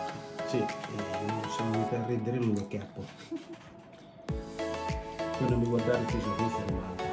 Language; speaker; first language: Italian; non-native, learner; Filipino